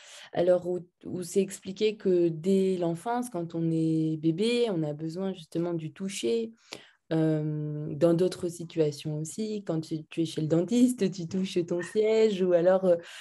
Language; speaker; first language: French; native; French